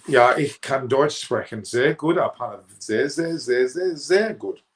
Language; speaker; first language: German; non-native, fluent; English